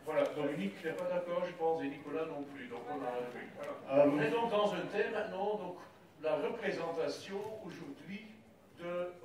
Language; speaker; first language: French; non-native, local second language; Dutch